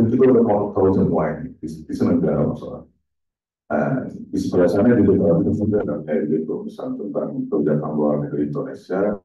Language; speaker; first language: Indonesian; non-native, fluent; Turkish